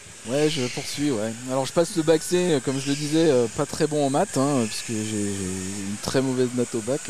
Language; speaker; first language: French; native; French